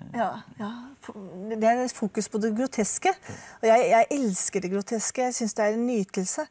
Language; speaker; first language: Norwegian; native; Norwegian